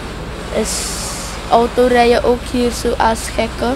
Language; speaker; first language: Dutch; non-native, local second language; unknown